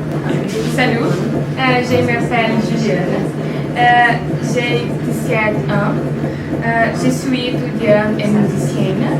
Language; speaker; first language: French; non-native, learner; Portuguese